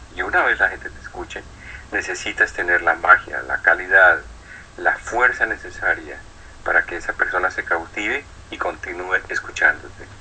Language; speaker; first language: Spanish; native; Spanish